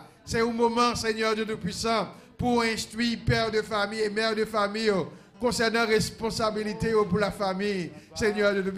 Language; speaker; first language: French; non-native, local second language; Haitian Creole